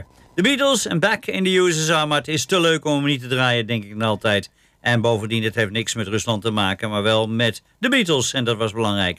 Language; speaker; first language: Dutch; native; Dutch